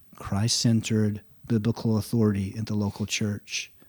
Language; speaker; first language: English; native; English